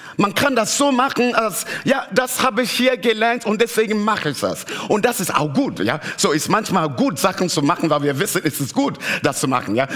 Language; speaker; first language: German; non-native, fluent; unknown